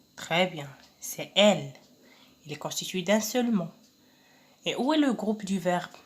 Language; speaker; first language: French; non-native, local second language; Arabic